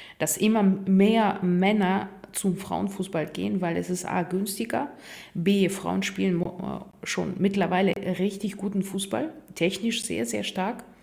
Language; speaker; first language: German; non-native, fluent; Russian